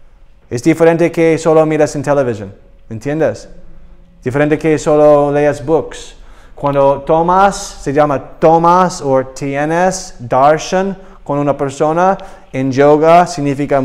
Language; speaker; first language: Spanish; non-native, learner; English